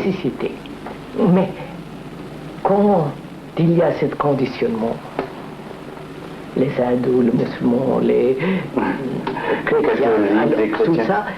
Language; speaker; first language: French; non-native, learner; Telugu